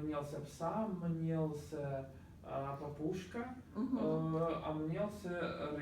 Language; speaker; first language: Czech; non-native, learner; Ukrainian